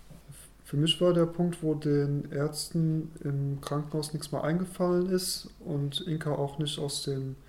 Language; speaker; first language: German; native; German